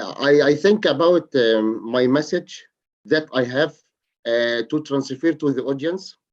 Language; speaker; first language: English; non-native, learner; Arabic